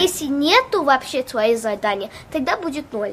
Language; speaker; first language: Russian; early bilingual, heritage; Russian